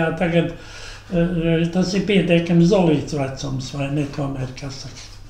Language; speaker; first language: Latvian; native; Latvian